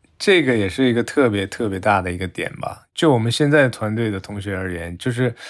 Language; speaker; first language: Chinese; non-native, fluent; Japanese